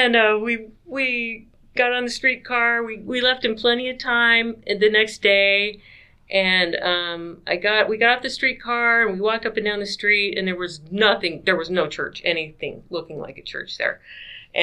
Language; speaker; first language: English; native; English